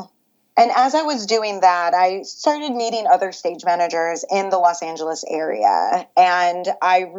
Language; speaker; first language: English; native; English